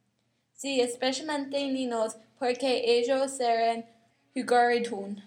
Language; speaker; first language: Spanish; non-native, learner; English